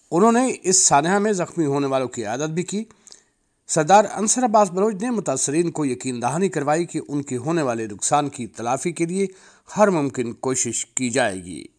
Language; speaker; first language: Urdu; non-native, local second language; Punjabi